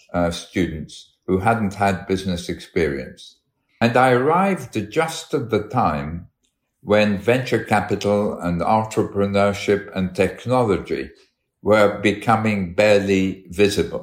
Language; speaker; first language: English; early bilingual, other home language; Arabic